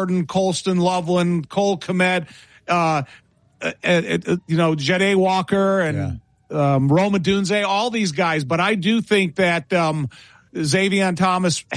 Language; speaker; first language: English; native; English